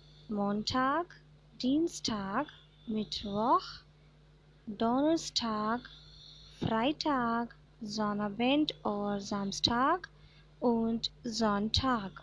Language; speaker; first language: German; non-native, fluent; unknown